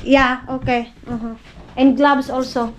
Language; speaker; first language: English; non-native, learner; Filipino